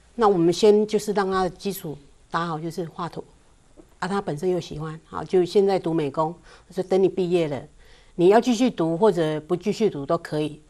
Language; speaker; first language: Chinese; native; Chinese